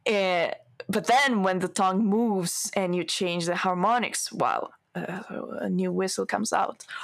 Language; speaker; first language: English; non-native, fluent; Italian